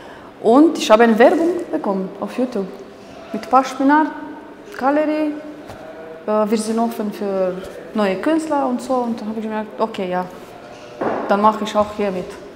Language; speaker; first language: German; non-native, fluent; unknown